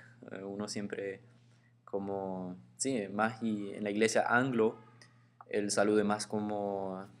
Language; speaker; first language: Spanish; early bilingual, heritage; Spanish